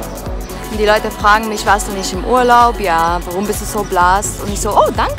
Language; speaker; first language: German; non-native, fluent; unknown